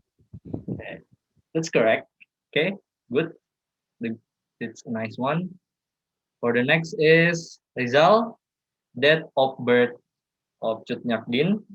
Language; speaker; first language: English; non-native, learner; Indonesian